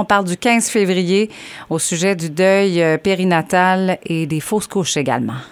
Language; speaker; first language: French; native; French